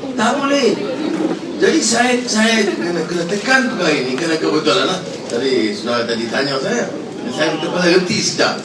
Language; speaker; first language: Malay; native; Malay